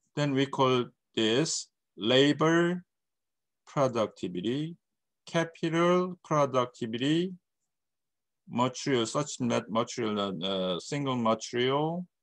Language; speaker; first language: English; non-native, fluent; Korean